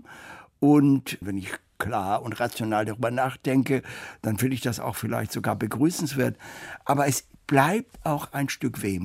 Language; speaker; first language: German; native; German